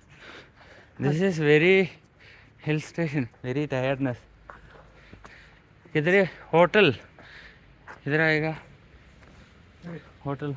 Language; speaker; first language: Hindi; non-native, learner; Tamil